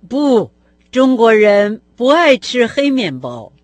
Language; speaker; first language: Chinese; non-native, fluent; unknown